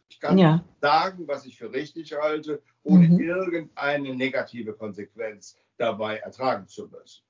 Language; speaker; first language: German; native; German